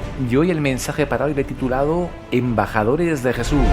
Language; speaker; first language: Spanish; native; Spanish